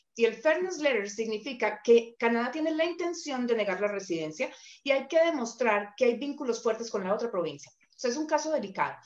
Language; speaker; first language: Spanish; native; Spanish